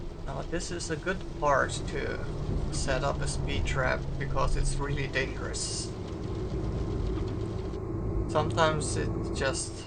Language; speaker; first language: English; non-native, fluent; German